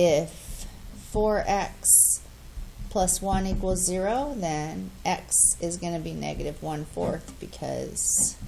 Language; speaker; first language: English; native; English